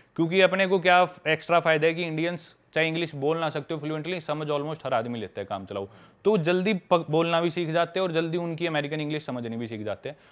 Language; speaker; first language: Hindi; native; Hindi